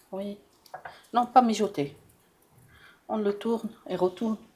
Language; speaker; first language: French; non-native, local second language; Arabic